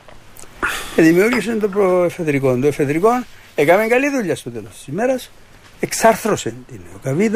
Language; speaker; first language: Greek; native; Greek